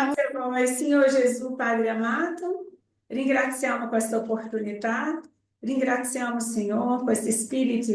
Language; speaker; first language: Italian; non-native, fluent; Portuguese